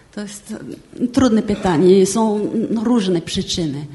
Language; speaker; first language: Polish; non-native, fluent; French